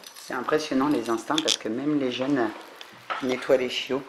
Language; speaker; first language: French; native; French